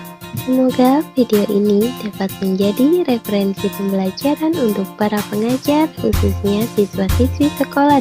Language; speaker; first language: Indonesian; native; Indonesian